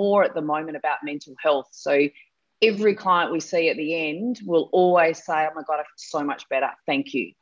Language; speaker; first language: English; native; English